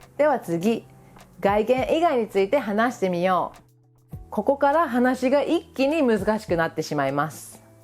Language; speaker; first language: Japanese; early bilingual, other home language; English